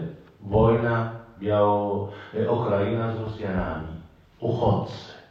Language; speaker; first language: Polish; non-native, fluent; Arabic